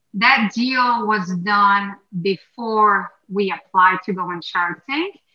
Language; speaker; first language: English; non-native, fluent; Portuguese